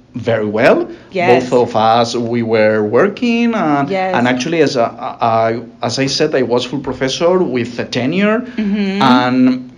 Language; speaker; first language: English; non-native, fluent; Spanish